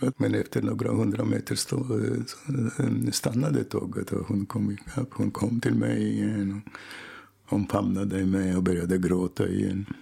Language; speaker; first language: Swedish; non-native, fluent; Polish